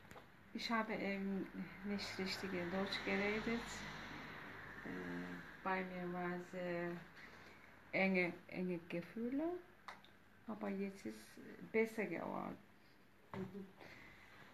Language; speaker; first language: German; non-native, learner; Turkish